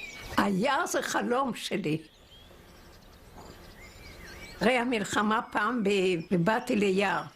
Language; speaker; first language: Hebrew; non-native, fluent; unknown